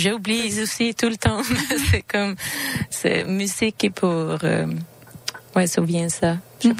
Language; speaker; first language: French; non-native, learner; Swedish